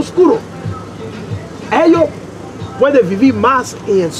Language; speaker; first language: Spanish; non-native, learner; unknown